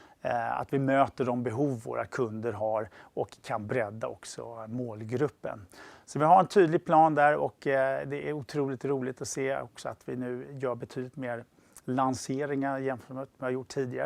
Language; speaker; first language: Swedish; native; Swedish